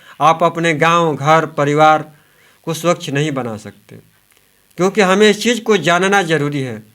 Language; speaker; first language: Hindi; native; Hindi